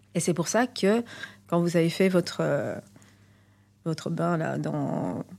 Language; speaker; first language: French; native; French